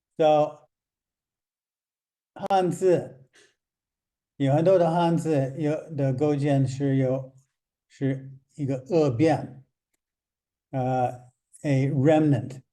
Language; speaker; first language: Chinese; non-native, fluent; English